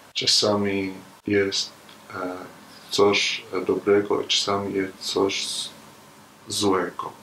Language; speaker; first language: Polish; non-native, learner; Arabic